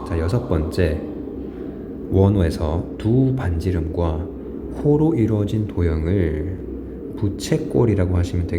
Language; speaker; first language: Korean; native; Korean